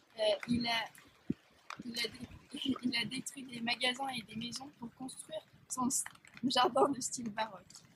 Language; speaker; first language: French; non-native, fluent; Danish